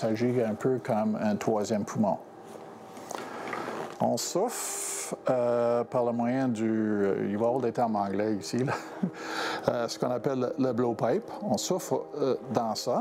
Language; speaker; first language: French; non-native, local second language; English